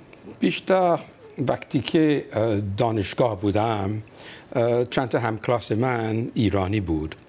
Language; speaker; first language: Persian; non-native, fluent; English